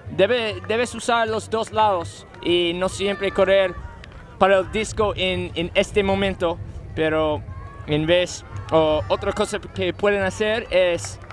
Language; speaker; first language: Spanish; non-native, learner; English